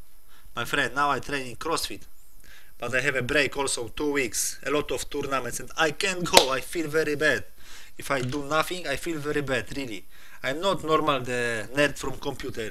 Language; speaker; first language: English; non-native, learner; Polish